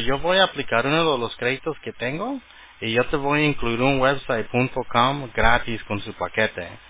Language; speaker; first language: Spanish; early bilingual, heritage; Spanish